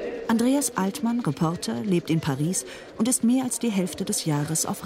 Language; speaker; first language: German; native; German